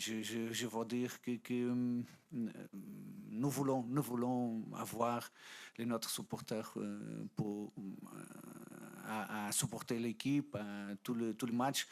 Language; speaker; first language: French; non-native, fluent; Portuguese